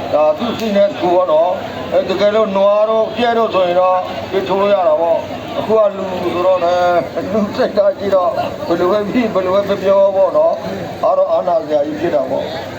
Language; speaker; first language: Burmese; native; Burmese